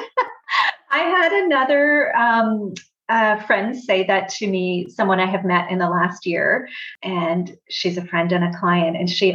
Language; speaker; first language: English; native; English